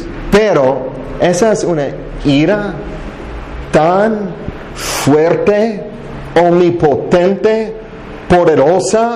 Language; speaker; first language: Spanish; non-native, fluent; English